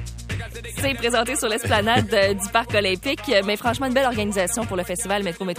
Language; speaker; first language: French; native; French